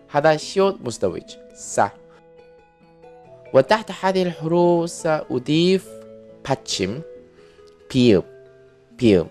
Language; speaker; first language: Arabic; non-native, fluent; Korean